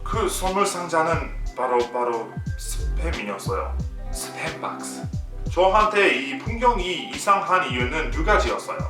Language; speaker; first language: Korean; non-native, fluent; English